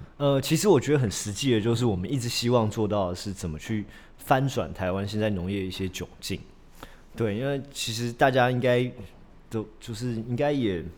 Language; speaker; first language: Chinese; early bilingual, heritage; Chinese